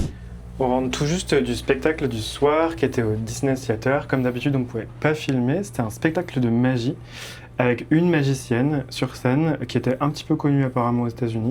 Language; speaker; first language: French; native; French